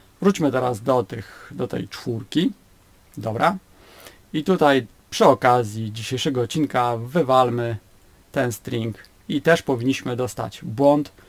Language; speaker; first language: Polish; native; Polish